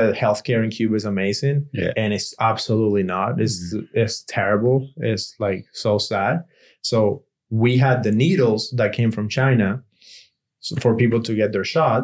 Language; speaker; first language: English; non-native, fluent; Spanish